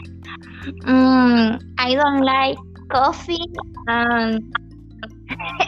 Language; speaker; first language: English; non-native, fluent; Spanish